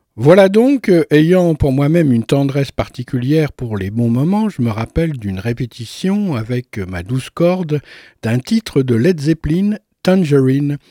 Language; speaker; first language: French; native; French